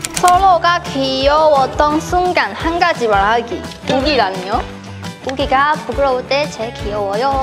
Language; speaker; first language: Korean; non-native, fluent; Chinese